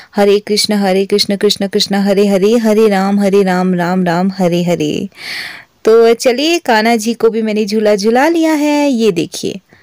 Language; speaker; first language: Hindi; native; Hindi